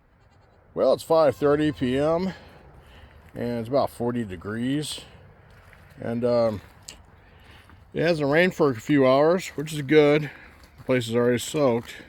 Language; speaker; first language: English; native; English